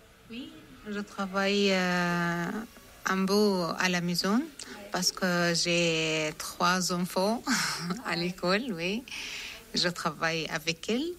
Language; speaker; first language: French; non-native, learner; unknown